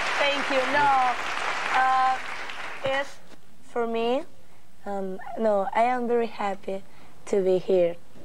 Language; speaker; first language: English; non-native, learner; Spanish